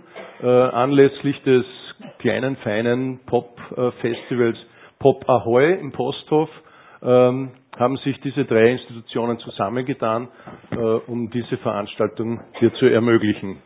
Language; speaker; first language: German; native; German